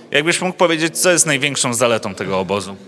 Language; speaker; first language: Polish; native; Polish